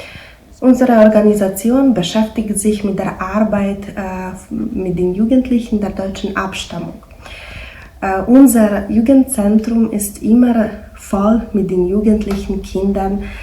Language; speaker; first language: German; early bilingual, heritage; German